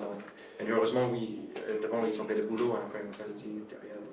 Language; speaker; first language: French; non-native, learner; English